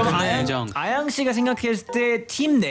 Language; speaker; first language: Korean; native; Korean